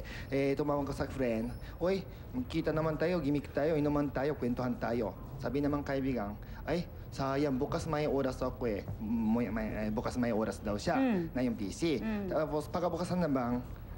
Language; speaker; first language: Filipino; non-native, learner; Japanese